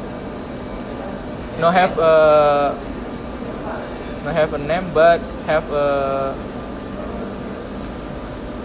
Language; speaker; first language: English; non-native, learner; Indonesian